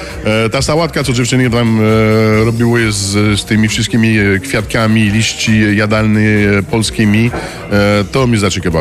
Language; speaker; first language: Polish; non-native, fluent; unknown